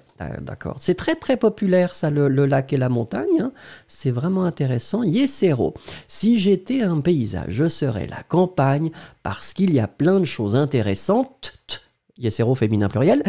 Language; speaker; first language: French; native; French